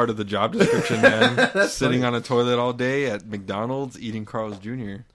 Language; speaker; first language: English; native; English